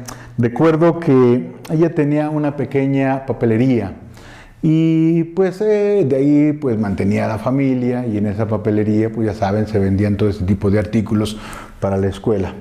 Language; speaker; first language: Spanish; native; Spanish